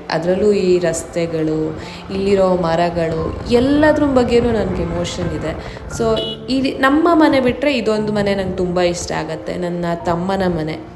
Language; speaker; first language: Kannada; native; Kannada